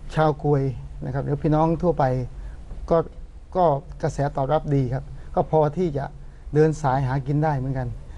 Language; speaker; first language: Thai; non-native, local second language; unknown